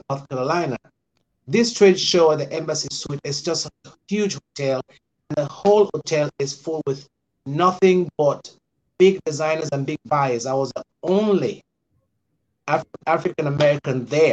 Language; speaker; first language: English; non-native, local second language; Krio